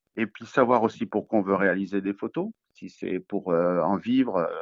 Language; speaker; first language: French; native; French